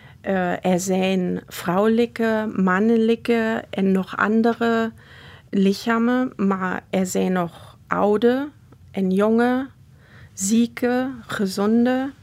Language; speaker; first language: Dutch; non-native, fluent; German